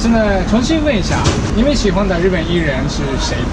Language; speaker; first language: Chinese; non-native, fluent; Japanese